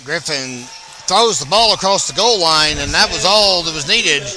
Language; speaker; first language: English; native; English